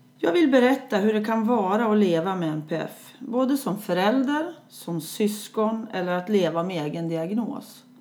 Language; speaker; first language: Swedish; native; Swedish